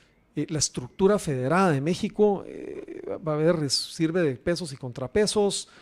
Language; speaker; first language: Spanish; native; Spanish